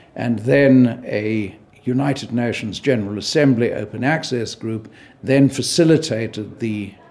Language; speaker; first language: English; native; English